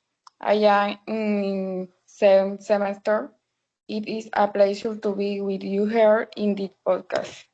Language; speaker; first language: English; non-native, learner; Spanish